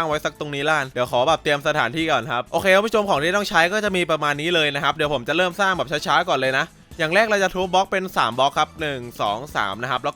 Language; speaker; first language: Thai; native; Thai